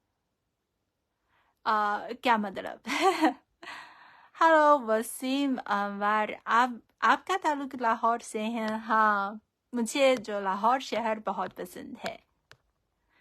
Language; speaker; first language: Urdu; non-native, fluent; Chinese